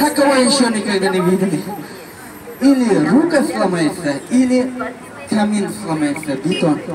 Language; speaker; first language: Russian; non-native, learner; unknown